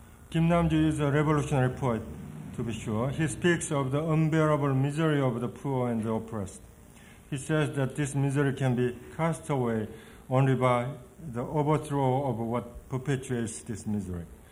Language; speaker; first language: English; non-native, fluent; Korean